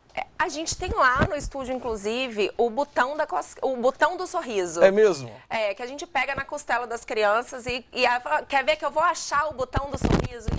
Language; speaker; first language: Portuguese; native; Portuguese